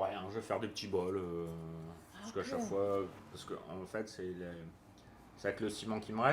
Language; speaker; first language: French; native; French